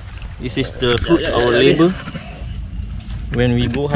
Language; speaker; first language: English; non-native, local second language; Malay